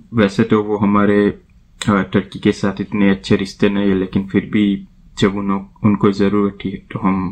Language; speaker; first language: Hindi; native; Hindi